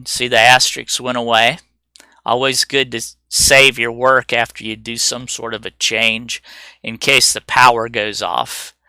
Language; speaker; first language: English; native; English